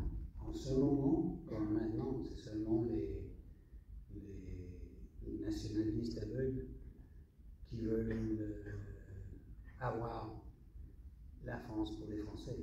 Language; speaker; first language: French; non-native, fluent; English